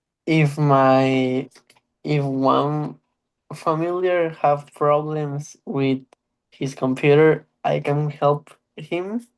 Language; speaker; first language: English; non-native, learner; Spanish